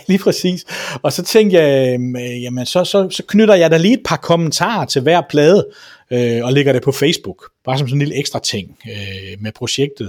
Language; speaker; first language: Danish; native; Danish